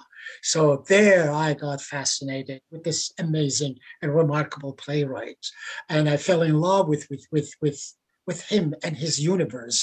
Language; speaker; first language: English; non-native, fluent; Persian